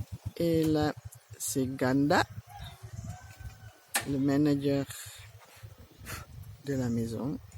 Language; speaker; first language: French; non-native, learner; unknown